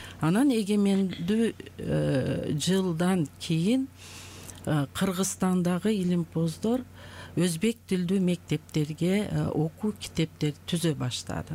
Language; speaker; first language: Kyrgyz; non-native, local second language; Uzbek